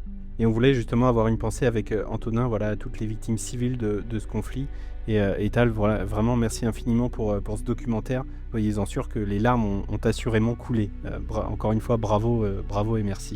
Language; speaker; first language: French; native; French